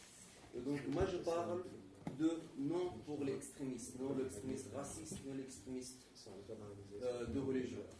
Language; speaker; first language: French; non-native, fluent; Arabic